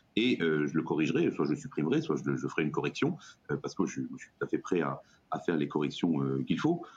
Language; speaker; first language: French; native; French